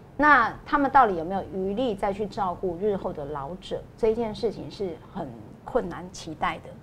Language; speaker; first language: Chinese; non-native, local second language; Min Nan Chinese